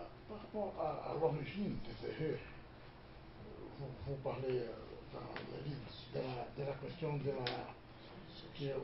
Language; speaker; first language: French; non-native, fluent; Portuguese